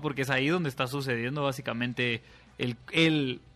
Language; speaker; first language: Spanish; native; Spanish